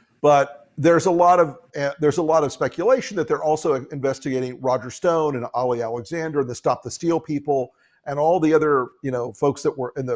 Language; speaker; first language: English; native; English